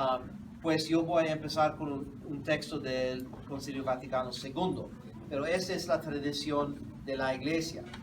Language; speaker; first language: Spanish; non-native, fluent; English